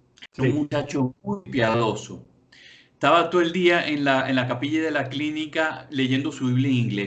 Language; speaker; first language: Spanish; native; Spanish